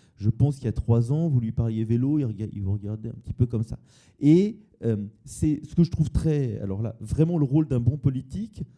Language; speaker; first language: French; native; French